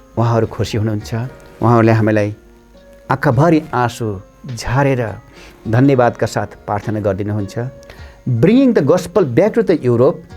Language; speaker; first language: Nepali; native; Nepali